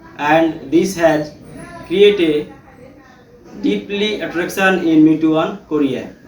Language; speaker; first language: English; non-native, learner; Bangla